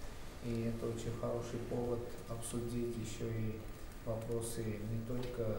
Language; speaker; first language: Russian; non-native, fluent; Armenian